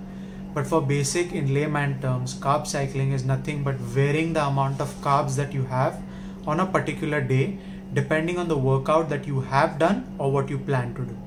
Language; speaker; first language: English; non-native, local second language; Hindi